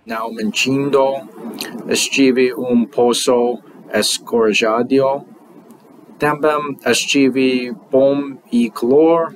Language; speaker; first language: Portuguese; non-native, learner; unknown